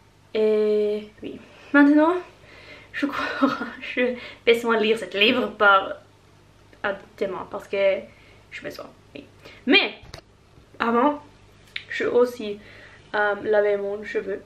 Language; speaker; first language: French; non-native, learner; Norwegian